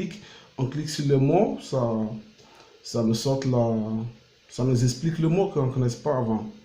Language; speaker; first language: French; non-native, learner; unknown